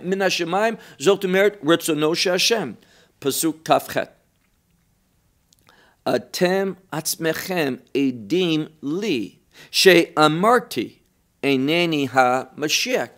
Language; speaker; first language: Hebrew; non-native, fluent; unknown